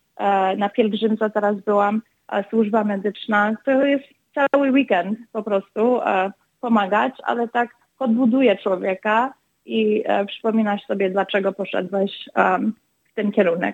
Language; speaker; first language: Polish; early bilingual, other home language; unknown